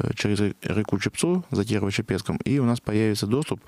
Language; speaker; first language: Russian; native; Russian